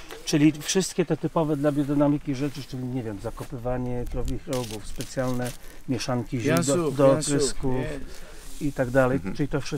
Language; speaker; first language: Polish; native; Polish